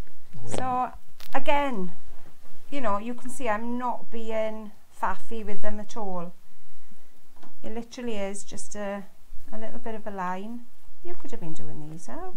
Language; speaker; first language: English; native; English